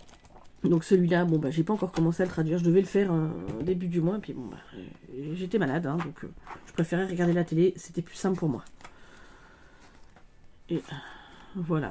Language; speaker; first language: French; native; French